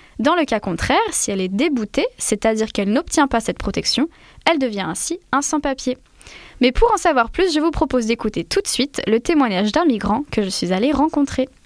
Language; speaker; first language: French; native; French